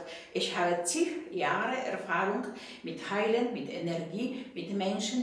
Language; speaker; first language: German; non-native, fluent; Polish